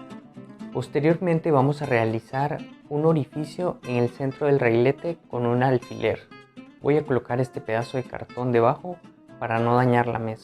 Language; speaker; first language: Spanish; native; Spanish